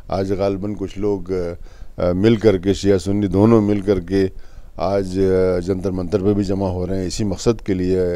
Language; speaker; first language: Urdu; native; Urdu